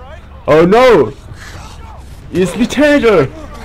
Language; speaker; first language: English; non-native, learner; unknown